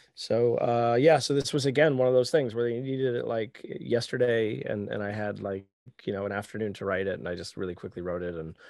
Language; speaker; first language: English; native; English